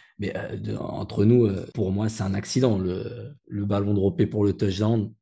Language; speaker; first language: French; native; French